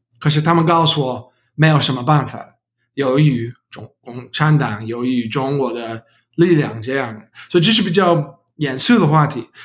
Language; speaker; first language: Chinese; non-native, learner; English